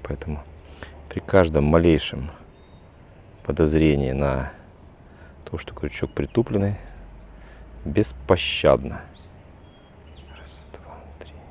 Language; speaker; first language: Russian; native; Russian